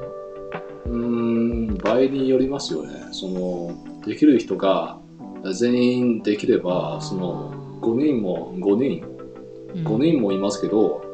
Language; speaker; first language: Japanese; non-native, fluent; Chinese